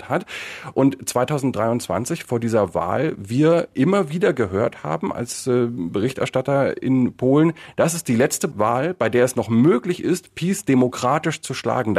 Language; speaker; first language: German; native; German